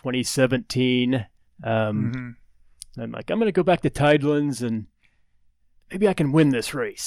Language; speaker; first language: English; native; English